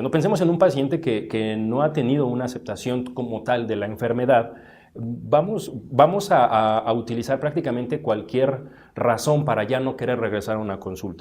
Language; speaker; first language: Spanish; native; Spanish